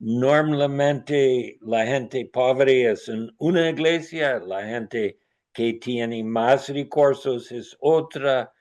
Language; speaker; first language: Spanish; non-native, learner; English